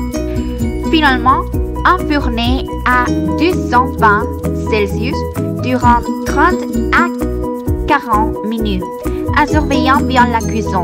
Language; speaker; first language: French; non-native, learner; Spanish